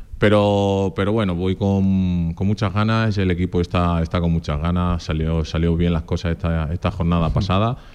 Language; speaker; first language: Spanish; early bilingual, other home language; Portuguese